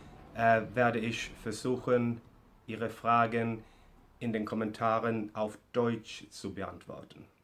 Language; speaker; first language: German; non-native, fluent; Swedish